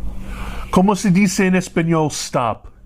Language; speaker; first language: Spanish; non-native, learner; English